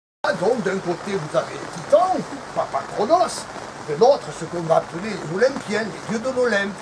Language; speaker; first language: French; native; French